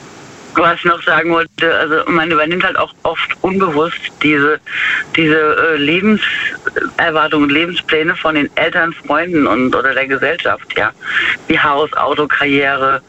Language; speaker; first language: German; native; German